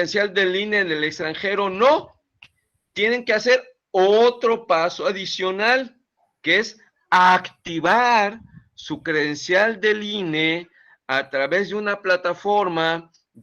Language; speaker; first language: Spanish; native; Spanish